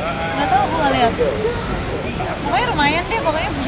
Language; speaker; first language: Indonesian; native; Indonesian